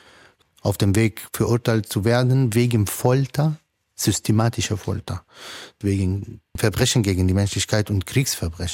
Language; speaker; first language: German; non-native, fluent; Arabic